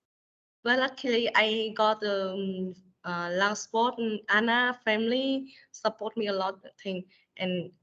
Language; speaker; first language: English; non-native, learner; Vietnamese